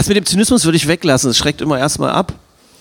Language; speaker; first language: German; native; German